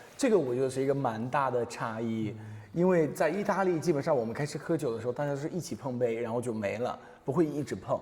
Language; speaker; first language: Chinese; non-native, fluent; Italian